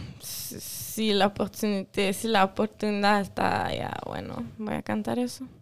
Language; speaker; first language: Spanish; non-native, local second language; French